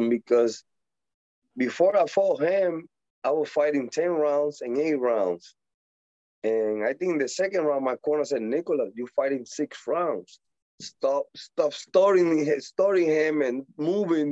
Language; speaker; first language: English; non-native, learner; Spanish